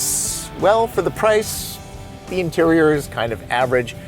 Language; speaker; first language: English; native; English